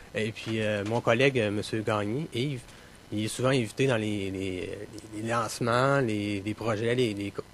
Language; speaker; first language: French; native; French